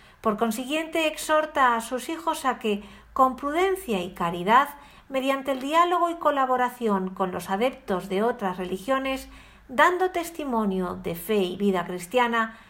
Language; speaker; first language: Spanish; native; Spanish